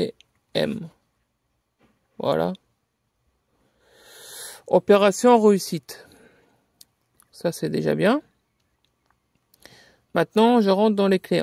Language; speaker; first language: French; native; French